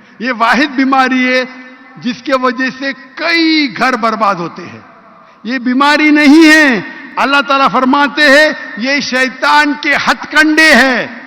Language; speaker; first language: Urdu; non-native, local second language; Konkani